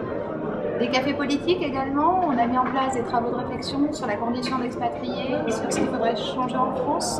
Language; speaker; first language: French; native; French